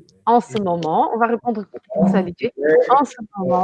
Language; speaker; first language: French; non-native, fluent; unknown